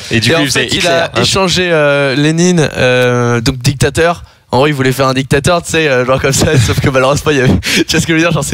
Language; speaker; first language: French; native; French